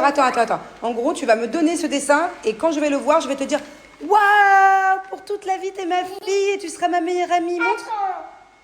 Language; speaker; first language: French; native; French